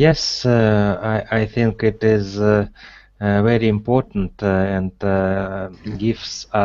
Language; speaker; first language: English; non-native, learner; Russian